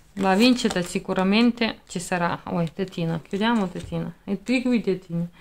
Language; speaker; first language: Italian; non-native, fluent; Russian